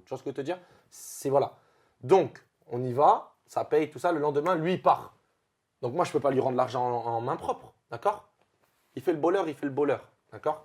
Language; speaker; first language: French; native; French